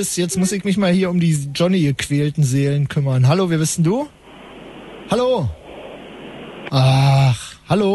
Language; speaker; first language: German; native; German